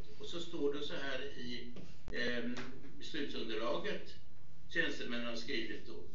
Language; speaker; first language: Swedish; native; Swedish